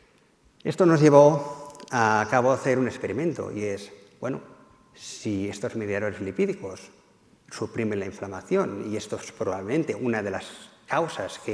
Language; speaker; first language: Spanish; native; Spanish